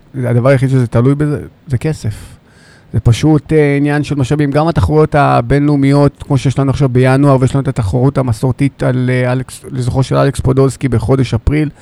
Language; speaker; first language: Hebrew; native; Hebrew